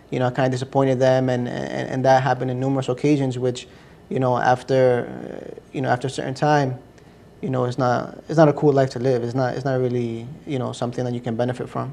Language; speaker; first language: English; early bilingual, other home language; Spanish